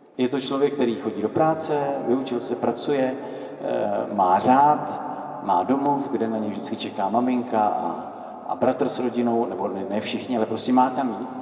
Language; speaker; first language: Czech; native; Czech